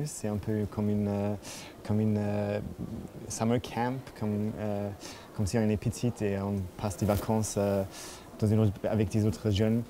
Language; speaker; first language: French; non-native, fluent; German